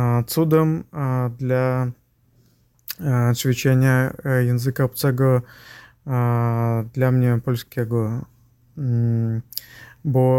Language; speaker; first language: Polish; non-native, learner; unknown